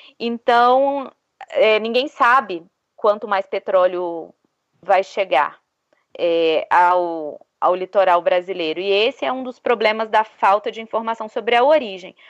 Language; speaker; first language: Portuguese; native; Portuguese